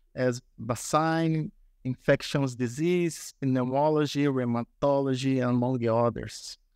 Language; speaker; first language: English; non-native, learner; Portuguese